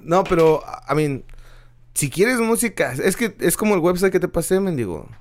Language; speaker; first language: Spanish; native; Spanish